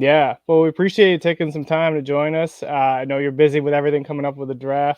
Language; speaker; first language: English; native; English